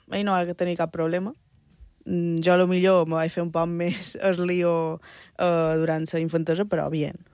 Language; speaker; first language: Catalan; early bilingual, other home language; Spanish